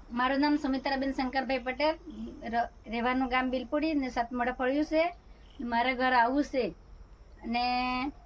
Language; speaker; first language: Gujarati; native; Gujarati